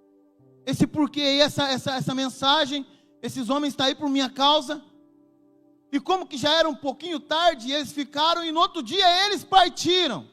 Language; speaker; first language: Portuguese; native; Portuguese